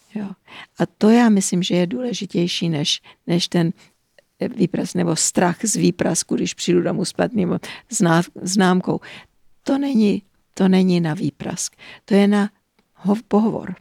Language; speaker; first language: Czech; early bilingual, heritage; Czech